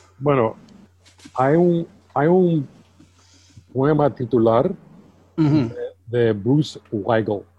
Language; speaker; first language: Spanish; early bilingual, heritage; English